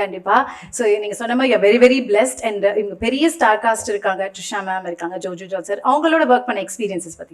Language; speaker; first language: Tamil; native; Tamil